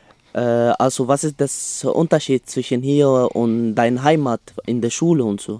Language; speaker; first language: German; non-native, learner; Arabic